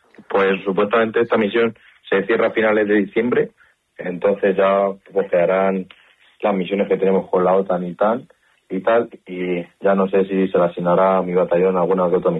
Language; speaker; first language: Spanish; native; Spanish